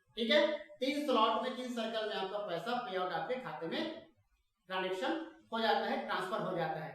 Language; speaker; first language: Hindi; non-native, local second language; Marathi